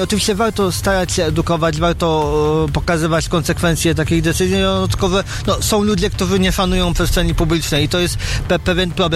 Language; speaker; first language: Polish; native; Polish